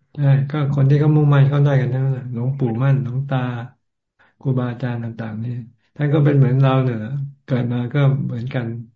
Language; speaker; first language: Thai; native; Thai